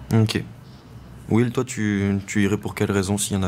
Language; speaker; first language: French; native; French